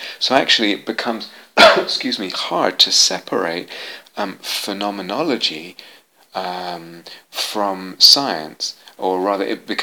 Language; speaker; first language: English; native; English